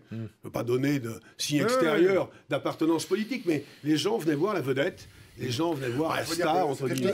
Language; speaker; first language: French; native; French